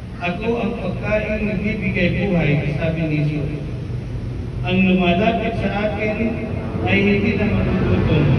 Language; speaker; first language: Filipino; non-native, local second language; Waray